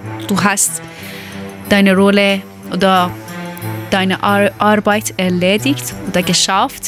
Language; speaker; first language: German; non-native, learner; Persian